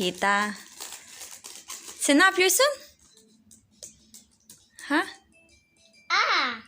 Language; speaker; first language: Turkish; non-native, learner; Filipino